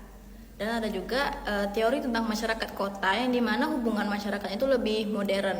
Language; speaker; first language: Indonesian; native; Indonesian